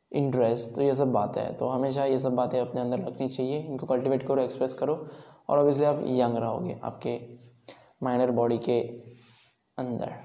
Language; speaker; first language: Hindi; non-native, local second language; Marathi